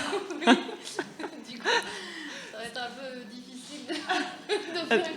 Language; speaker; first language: French; non-native, fluent; Persian